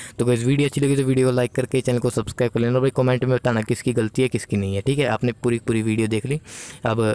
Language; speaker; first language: Hindi; native; Hindi